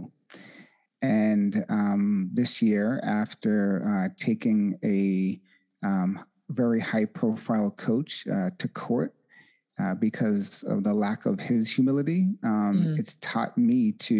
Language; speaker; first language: English; native; English